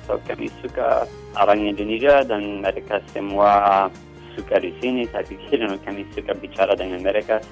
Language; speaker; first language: Indonesian; non-native, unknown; English